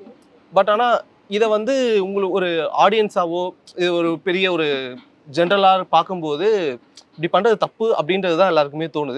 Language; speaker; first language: Tamil; native; Tamil